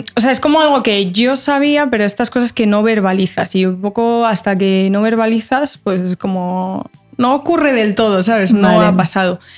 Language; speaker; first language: Spanish; early bilingual, other home language; Portuguese